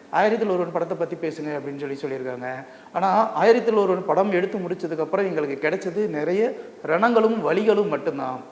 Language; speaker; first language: Tamil; native; Tamil